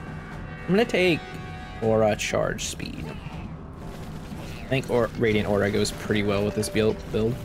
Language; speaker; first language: English; native; English